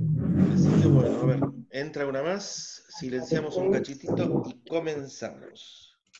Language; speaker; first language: Spanish; native; Spanish